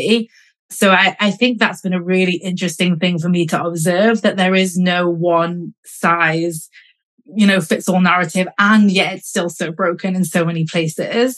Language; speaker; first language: English; native; English